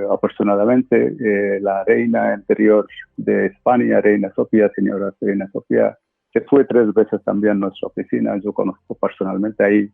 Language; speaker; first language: Spanish; non-native, fluent; Bangla